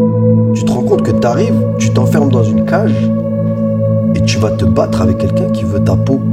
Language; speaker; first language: French; native; French